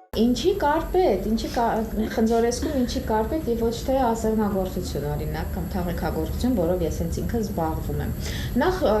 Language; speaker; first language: Armenian; native; Armenian